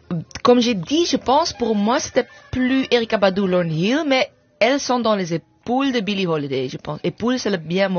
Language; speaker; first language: French; non-native, learner; English